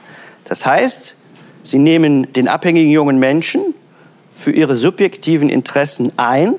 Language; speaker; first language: German; native; German